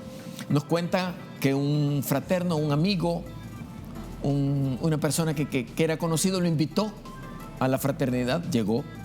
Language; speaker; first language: Spanish; native; Spanish